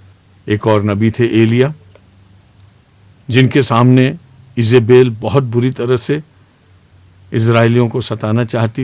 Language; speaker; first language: Hindi; native; Hindi